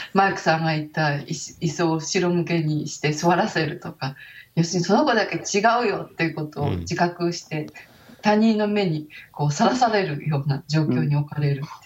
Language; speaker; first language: Japanese; native; Japanese